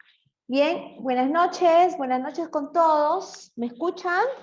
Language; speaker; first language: Spanish; native; Spanish